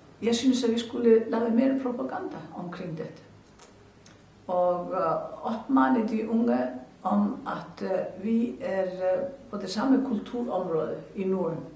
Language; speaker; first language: Swedish; non-native, learner; Icelandic